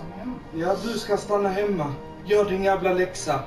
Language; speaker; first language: Swedish; native; Swedish